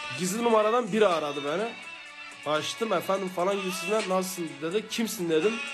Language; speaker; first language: Turkish; non-native, local second language; Kurdish